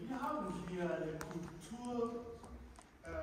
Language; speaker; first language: German; non-native, fluent; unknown